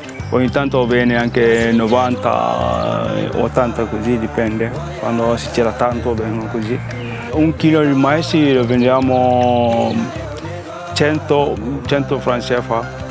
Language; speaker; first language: Italian; non-native, learner; Bambara